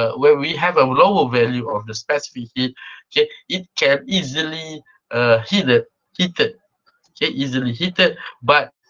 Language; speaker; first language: English; non-native, local second language; Malay